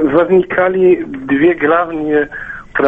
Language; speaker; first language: Russian; non-native, fluent; German